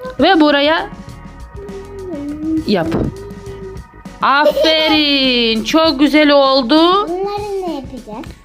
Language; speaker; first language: Turkish; non-native, learner; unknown